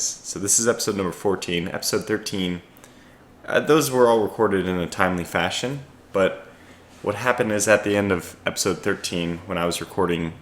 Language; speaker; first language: English; native; English